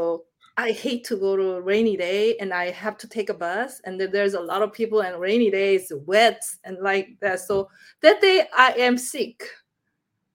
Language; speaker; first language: English; non-native, learner; Korean